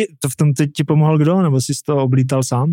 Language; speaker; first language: Czech; native; Czech